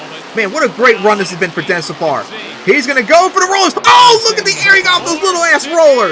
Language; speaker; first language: English; native; English